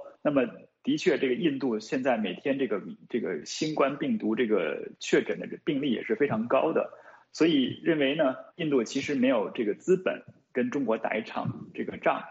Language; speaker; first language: Chinese; native; Chinese